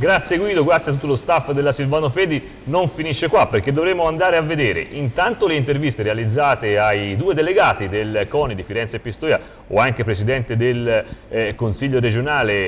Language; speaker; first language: Italian; native; Italian